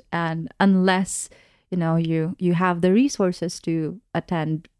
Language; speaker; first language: English; non-native, local second language; Filipino